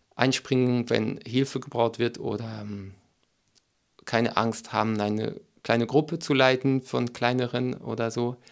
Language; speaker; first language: German; non-native, fluent; French